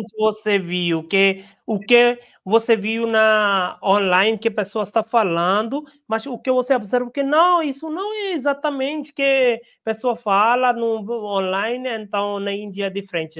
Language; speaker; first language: Portuguese; non-native, learner; Hindi